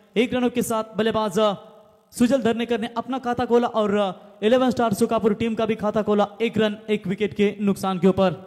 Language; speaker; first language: Hindi; non-native, local second language; Marathi